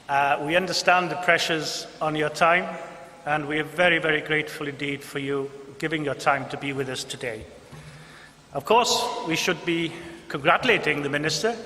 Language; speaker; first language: English; non-native, local second language; Welsh